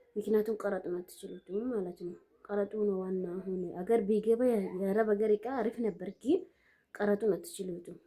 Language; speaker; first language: Amharic; non-native, local second language; Oromo